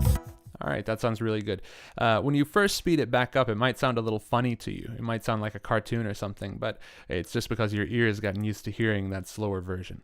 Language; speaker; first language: English; native; English